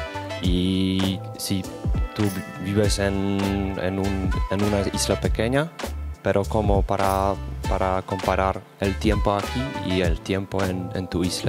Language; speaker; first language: Spanish; non-native, learner; Polish